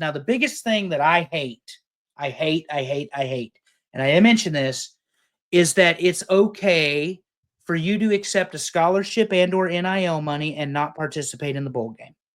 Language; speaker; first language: English; native; English